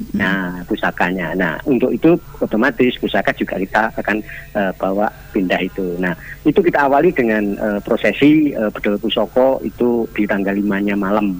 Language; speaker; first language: Indonesian; non-native, local second language; Javanese